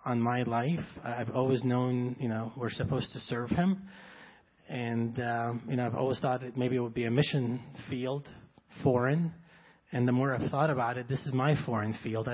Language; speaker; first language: English; non-native, fluent; Arabic